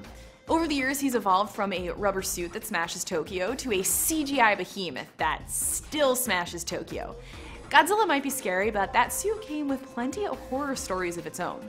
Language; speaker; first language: English; native; English